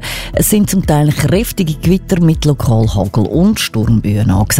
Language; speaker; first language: German; native; German